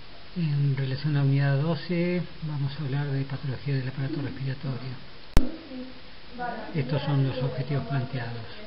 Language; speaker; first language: Spanish; native; Spanish